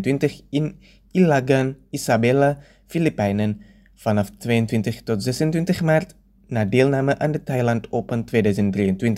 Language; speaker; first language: Dutch; non-native, fluent; Indonesian